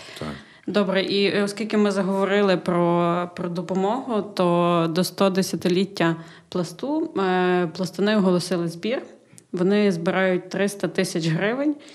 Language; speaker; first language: Ukrainian; native; Ukrainian